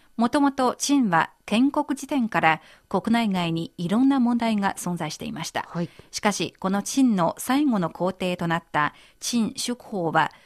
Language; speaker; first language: Japanese; non-native, fluent; Chinese